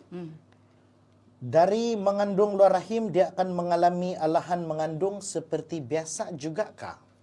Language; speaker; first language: Malay; native; Malay